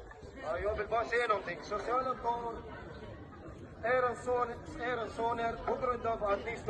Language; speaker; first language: Swedish; non-native, fluent; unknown